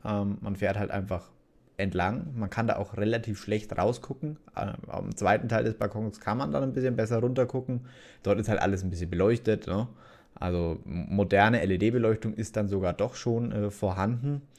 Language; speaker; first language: German; native; German